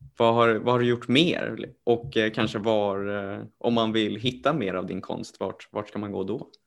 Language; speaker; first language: Swedish; native; Swedish